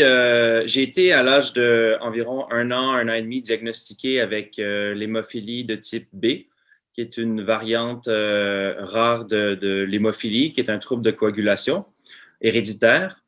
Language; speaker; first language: French; native; French